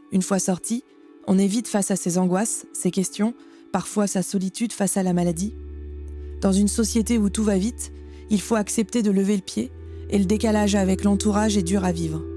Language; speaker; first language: French; native; French